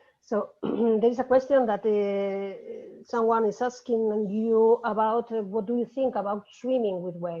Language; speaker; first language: English; non-native, fluent; Spanish